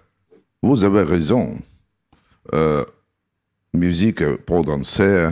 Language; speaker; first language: French; non-native, learner; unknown